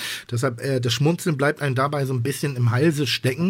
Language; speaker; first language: German; native; German